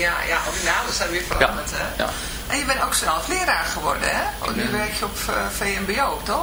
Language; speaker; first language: Dutch; native; Dutch